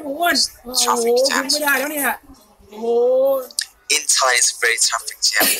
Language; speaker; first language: English; non-native, learner; Thai